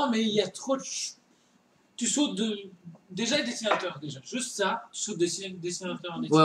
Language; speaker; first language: French; native; French